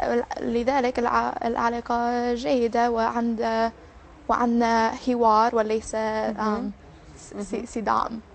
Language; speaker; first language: Arabic; early bilingual, heritage; English